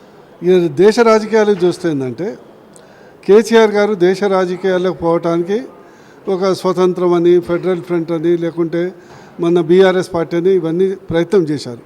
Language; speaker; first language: Telugu; native; Telugu